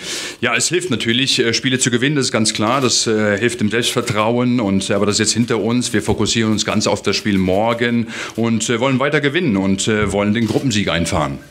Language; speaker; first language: German; native; German